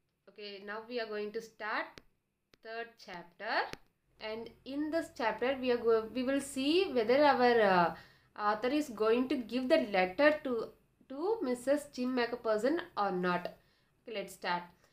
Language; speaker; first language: English; non-native, local second language; Tamil